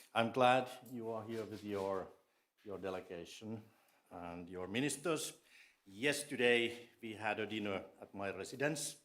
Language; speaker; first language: English; non-native, fluent; Finnish